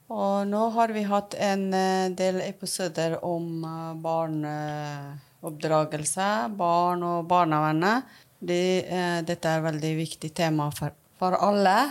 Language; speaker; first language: Norwegian; non-native, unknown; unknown